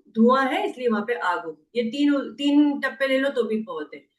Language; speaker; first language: Hindi; non-native, local second language; Marathi